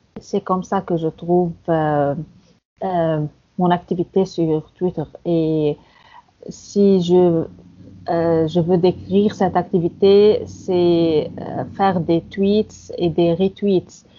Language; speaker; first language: French; non-native, fluent; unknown